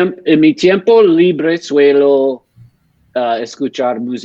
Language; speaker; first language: Spanish; non-native, learner; English